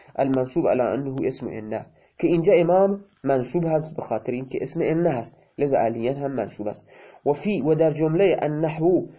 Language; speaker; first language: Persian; non-native, local second language; Baluchi